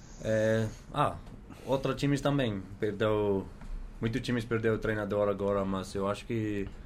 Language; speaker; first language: Portuguese; non-native, learner; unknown